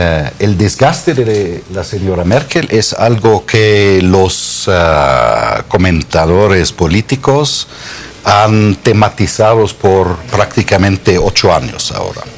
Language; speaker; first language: Spanish; non-native, fluent; German